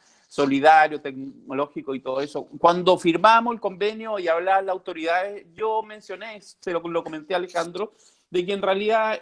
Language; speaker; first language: Spanish; native; Spanish